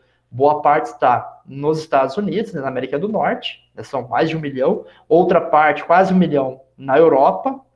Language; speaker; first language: Portuguese; native; Portuguese